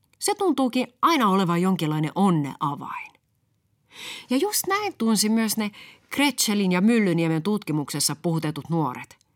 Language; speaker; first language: Finnish; native; Finnish